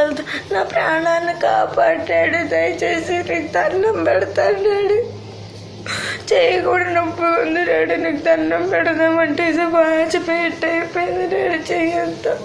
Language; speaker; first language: Telugu; native; Telugu